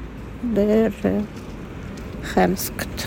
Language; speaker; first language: Swedish; non-native, learner; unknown